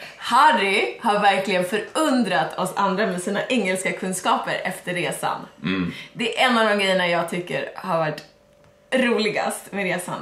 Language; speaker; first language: Swedish; native; Swedish